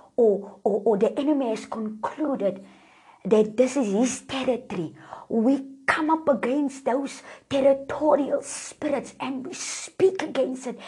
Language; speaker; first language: English; non-native, local second language; Afrikaans